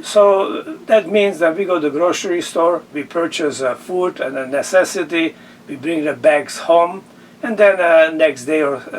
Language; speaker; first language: English; non-native, fluent; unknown